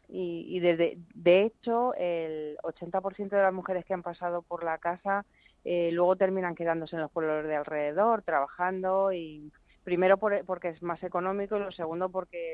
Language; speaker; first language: Spanish; native; Spanish